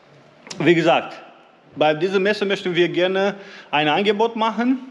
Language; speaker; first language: German; non-native, learner; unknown